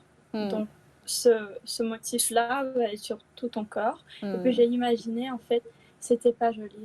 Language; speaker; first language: French; non-native, fluent; Chinese